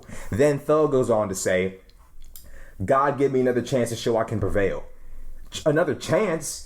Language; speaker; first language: English; native; English